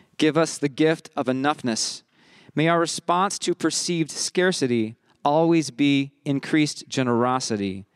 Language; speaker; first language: English; early bilingual, heritage; English